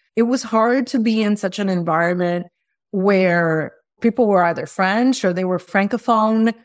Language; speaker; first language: English; early bilingual, other home language; Spanish